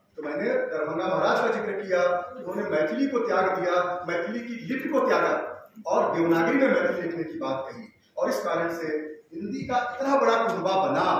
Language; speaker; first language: Hindi; native; Hindi